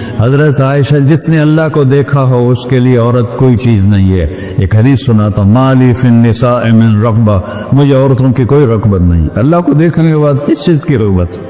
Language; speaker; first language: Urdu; non-native, local second language; Punjabi